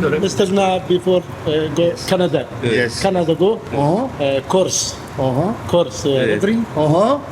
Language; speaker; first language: English; non-native, learner; Arabic